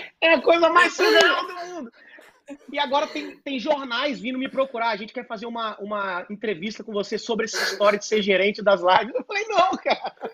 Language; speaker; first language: Portuguese; native; Portuguese